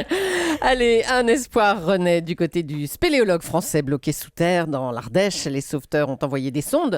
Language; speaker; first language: French; native; French